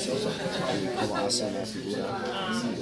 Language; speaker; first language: Spanish; non-native, fluent; English